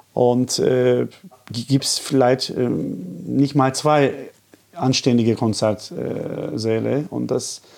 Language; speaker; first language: German; non-native, fluent; Turkish